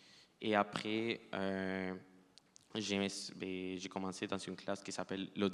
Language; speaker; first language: French; non-native, fluent; Spanish